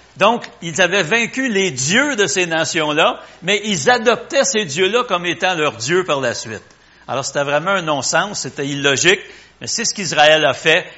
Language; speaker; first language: French; native; French